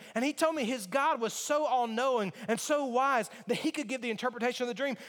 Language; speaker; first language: English; native; English